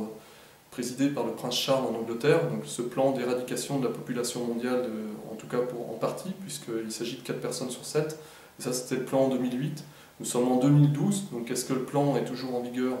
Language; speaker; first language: French; native; French